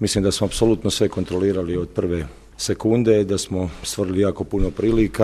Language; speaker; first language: Croatian; native; Croatian